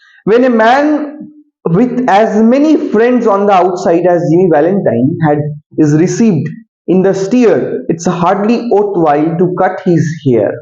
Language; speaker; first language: English; non-native, local second language; Bangla